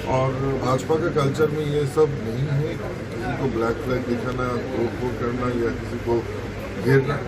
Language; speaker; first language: Hindi; non-native, local second language; Bangla